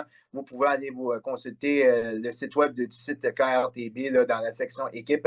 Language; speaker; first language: French; native; French